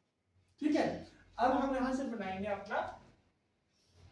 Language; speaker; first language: Hindi; native; Hindi